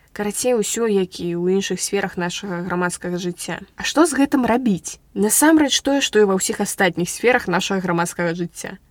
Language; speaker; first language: Belarusian; non-native, local second language; Russian